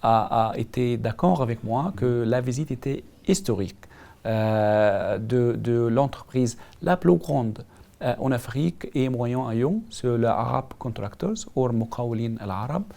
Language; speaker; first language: French; non-native, learner; Arabic